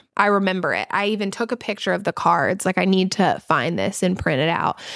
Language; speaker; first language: English; native; English